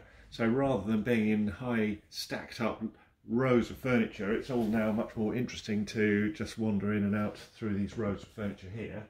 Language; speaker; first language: English; native; English